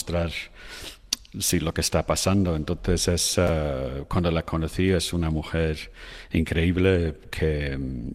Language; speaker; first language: Spanish; non-native, fluent; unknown